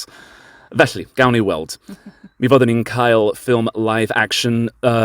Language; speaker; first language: Welsh; non-native, learner; English